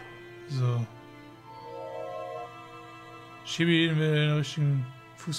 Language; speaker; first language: German; native; German